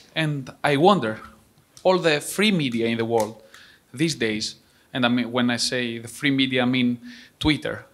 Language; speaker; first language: English; non-native, fluent; Greek